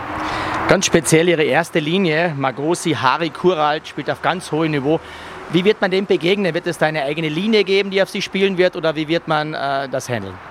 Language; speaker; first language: German; native; German